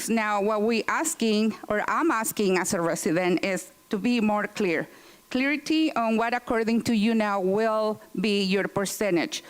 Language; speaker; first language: English; non-native, fluent; Spanish